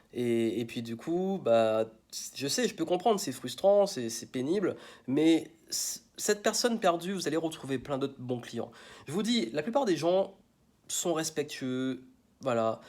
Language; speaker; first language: French; native; French